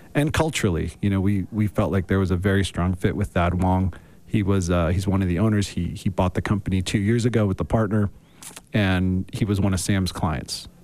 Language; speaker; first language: English; native; English